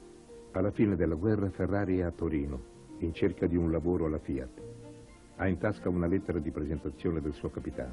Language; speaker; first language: Italian; native; Italian